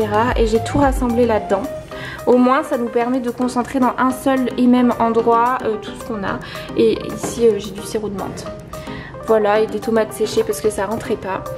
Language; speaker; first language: French; native; French